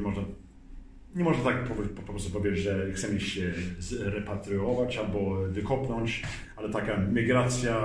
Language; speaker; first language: Polish; early bilingual, heritage; Swedish